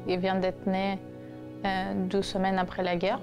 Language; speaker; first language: French; non-native, fluent; Russian